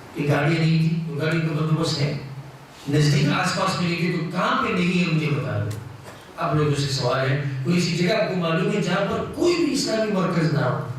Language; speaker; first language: Urdu; non-native, local second language; Pashto